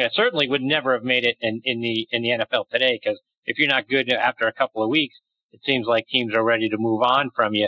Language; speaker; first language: English; native; English